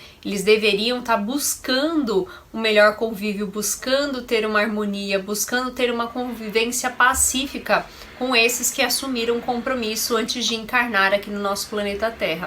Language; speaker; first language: Portuguese; native; Portuguese